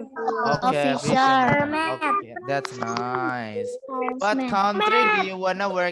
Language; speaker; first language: English; non-native, local second language; Indonesian